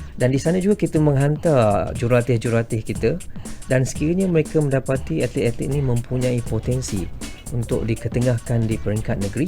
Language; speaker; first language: Malay; native; Malay